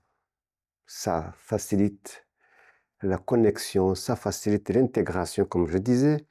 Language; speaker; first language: French; non-native, local second language; Kinyarwanda